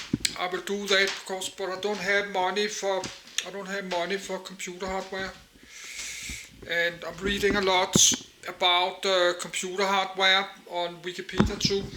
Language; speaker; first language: English; non-native, learner; Danish